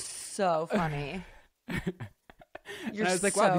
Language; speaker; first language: English; native; English